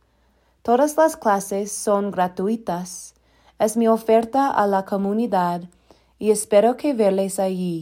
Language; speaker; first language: Spanish; non-native, learner; English